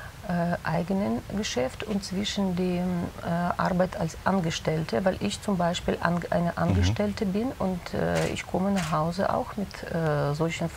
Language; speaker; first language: German; non-native, fluent; Russian